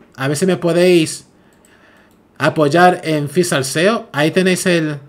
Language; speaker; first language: Spanish; native; Spanish